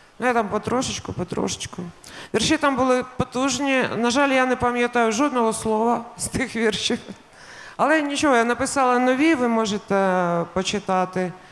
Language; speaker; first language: Ukrainian; non-native, local second language; Russian